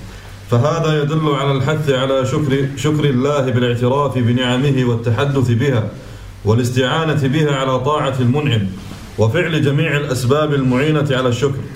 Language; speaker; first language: Arabic; native; Arabic